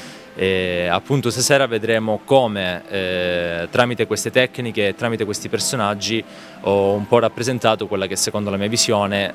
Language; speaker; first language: Italian; native; Italian